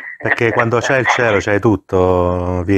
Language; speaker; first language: Italian; native; Italian